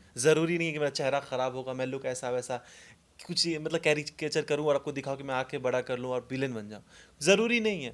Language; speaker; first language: Hindi; non-native, local second language; Maithili